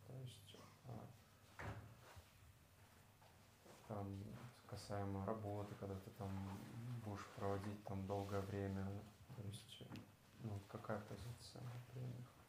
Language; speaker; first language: Russian; native; Russian